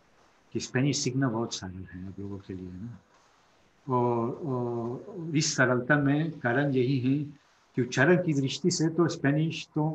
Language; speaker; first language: Hindi; non-native, fluent; Spanish